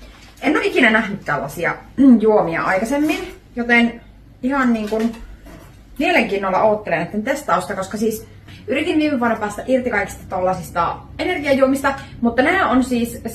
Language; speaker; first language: Finnish; native; Finnish